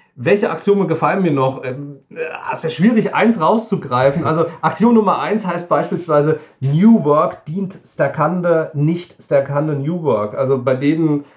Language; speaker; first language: German; native; German